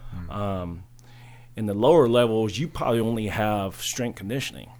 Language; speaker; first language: English; early bilingual, other home language; Chinese